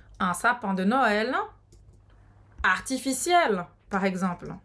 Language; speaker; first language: French; non-native, fluent; Portuguese